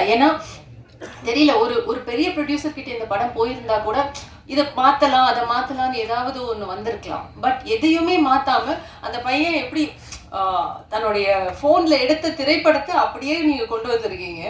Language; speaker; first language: Tamil; native; Tamil